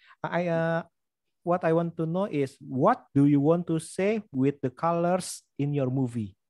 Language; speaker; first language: English; non-native, learner; Indonesian